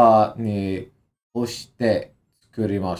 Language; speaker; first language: Japanese; non-native, learner; English